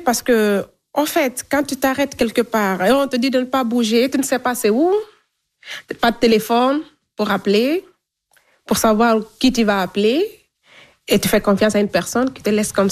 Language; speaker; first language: French; non-native, local second language; Fula